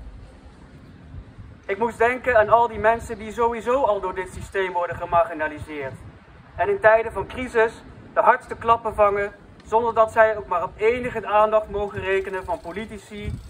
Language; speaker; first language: Dutch; native; Dutch